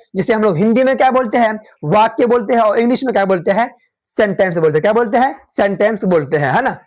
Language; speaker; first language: Urdu; native; Urdu